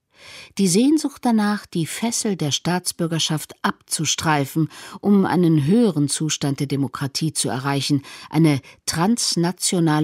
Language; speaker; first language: German; native; German